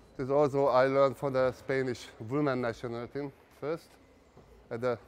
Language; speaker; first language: English; non-native, learner; Hungarian